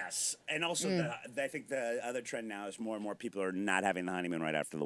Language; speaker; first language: English; native; English